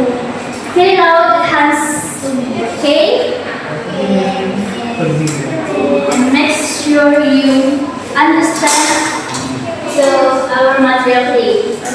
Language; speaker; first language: English; non-native, learner; Indonesian